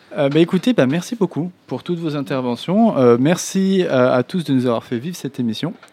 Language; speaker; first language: French; native; French